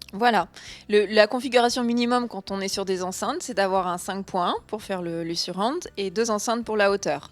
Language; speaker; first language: French; native; French